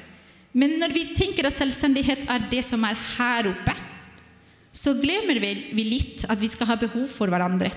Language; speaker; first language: Norwegian; non-native, fluent; Spanish